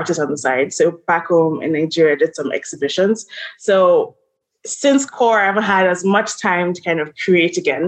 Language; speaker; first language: English; non-native, local second language; Yoruba